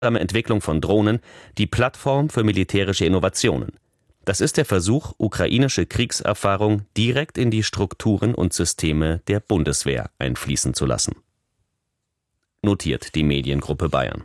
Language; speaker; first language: German; native; German